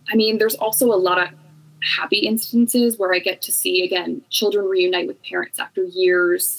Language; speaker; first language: English; native; English